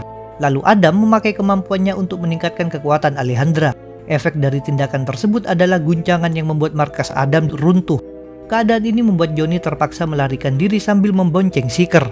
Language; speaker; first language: Indonesian; native; Indonesian